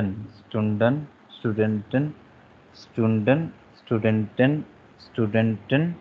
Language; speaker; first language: German; non-native, learner; Hindi